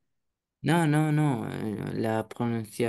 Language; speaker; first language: French; non-native, learner; Romanian